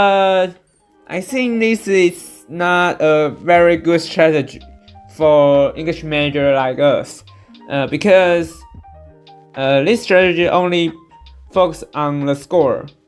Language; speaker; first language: English; non-native, fluent; Chinese